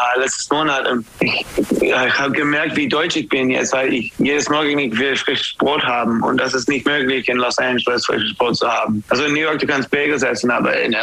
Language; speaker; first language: German; non-native, fluent; English